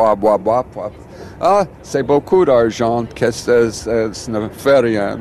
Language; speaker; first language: French; non-native, learner; English